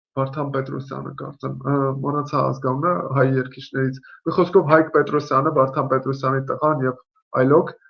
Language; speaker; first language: Armenian; native; Armenian